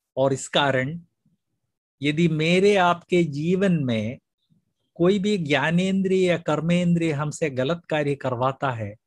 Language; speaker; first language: Hindi; non-native, local second language; Malayalam